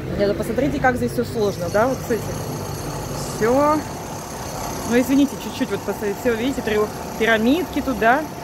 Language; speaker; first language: Russian; native; Russian